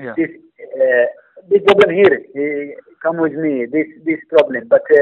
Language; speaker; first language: English; non-native, learner; Arabic